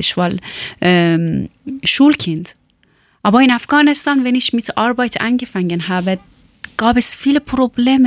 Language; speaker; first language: German; non-native, learner; Persian